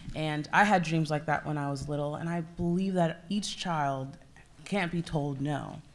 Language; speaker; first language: English; native; English